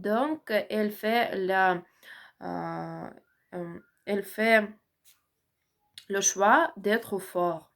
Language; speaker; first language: French; non-native, learner; Ukrainian